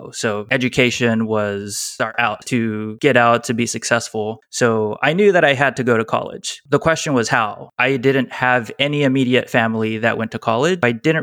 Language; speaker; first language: English; native; English